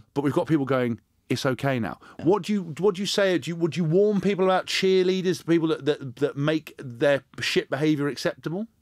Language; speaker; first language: English; native; English